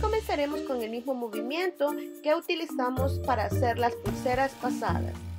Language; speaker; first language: Spanish; native; Spanish